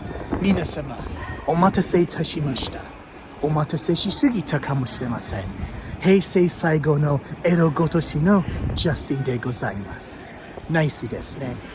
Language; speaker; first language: Japanese; non-native, learner; English